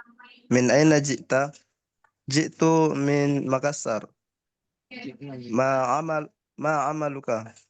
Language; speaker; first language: Arabic; non-native, learner; Indonesian